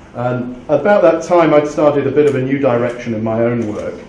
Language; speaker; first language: English; native; English